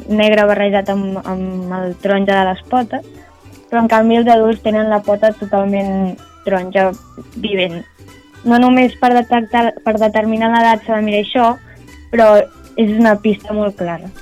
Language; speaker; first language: Catalan; native; Catalan